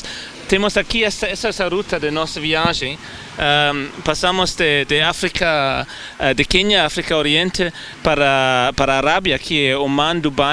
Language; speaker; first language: Portuguese; non-native, fluent; German